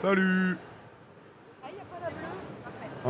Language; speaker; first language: French; native; French